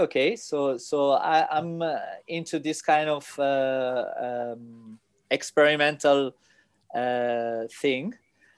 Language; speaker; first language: English; non-native, fluent; Spanish